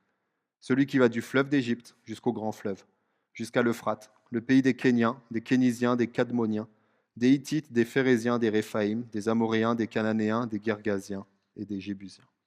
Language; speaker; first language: French; native; French